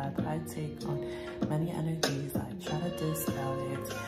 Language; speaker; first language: English; native; English